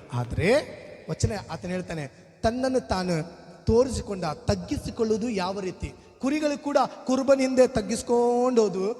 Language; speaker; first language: Kannada; non-native, local second language; Telugu